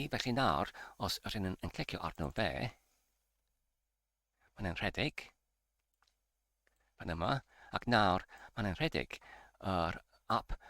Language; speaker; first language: Welsh; non-native, learner; English